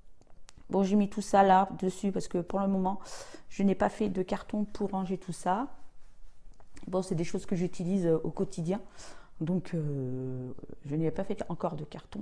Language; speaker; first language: French; native; French